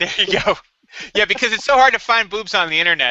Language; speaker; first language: English; native; English